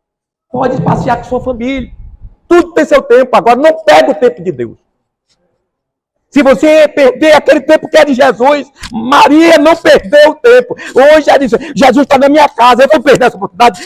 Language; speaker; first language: Portuguese; native; Portuguese